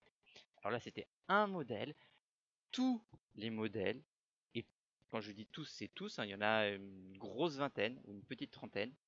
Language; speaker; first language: French; native; French